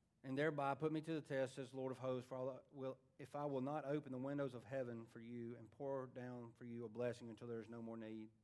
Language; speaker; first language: English; native; English